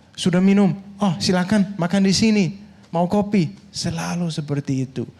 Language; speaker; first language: Indonesian; non-native, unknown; Danish